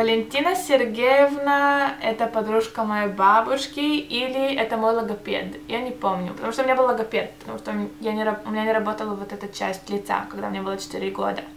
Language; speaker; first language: Russian; early bilingual, heritage; Russian